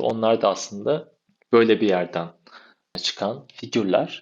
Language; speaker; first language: Turkish; native; Turkish